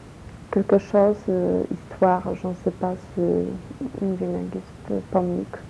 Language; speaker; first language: French; non-native, learner; Polish